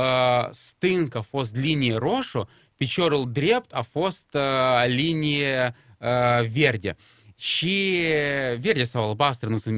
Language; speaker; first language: Romanian; non-native, local second language; Russian